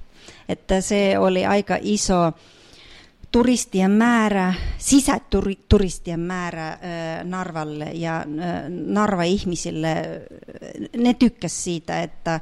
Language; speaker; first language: Finnish; non-native, fluent; Russian